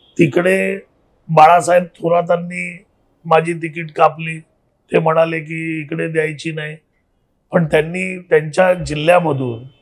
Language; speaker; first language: Marathi; native; Marathi